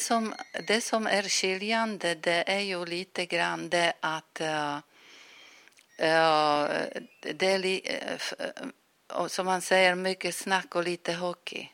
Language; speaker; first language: Swedish; non-native, fluent; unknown